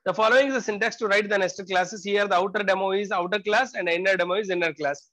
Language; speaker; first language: English; non-native, local second language; Kannada